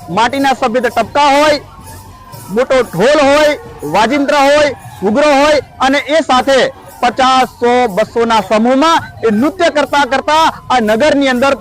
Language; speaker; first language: Gujarati; native; Gujarati